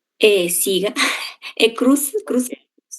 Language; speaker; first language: Portuguese; non-native, learner; Spanish